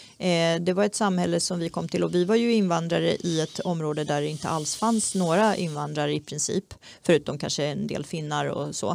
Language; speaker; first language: Swedish; early bilingual, other home language; Czech